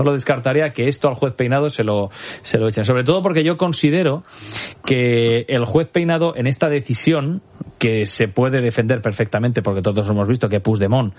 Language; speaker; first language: Spanish; native; Spanish